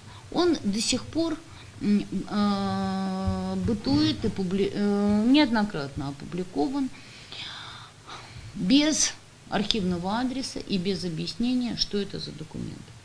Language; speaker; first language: Russian; native; Russian